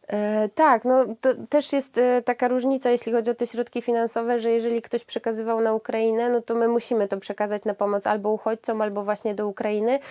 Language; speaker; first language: Polish; native; Polish